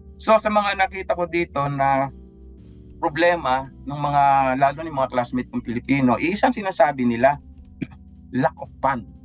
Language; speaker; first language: Filipino; native; Filipino